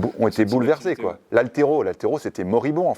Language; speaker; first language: French; native; French